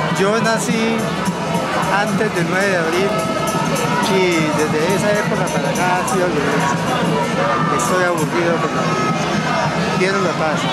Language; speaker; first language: Spanish; native; Spanish